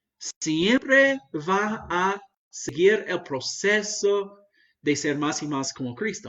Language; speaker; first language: Spanish; non-native, fluent; English